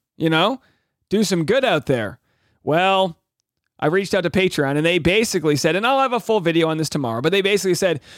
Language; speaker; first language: English; native; English